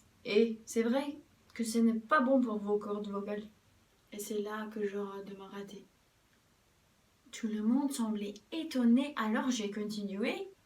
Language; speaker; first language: French; non-native, fluent; English